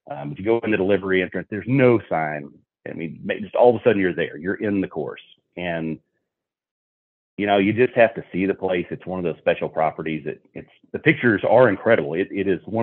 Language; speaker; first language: English; native; English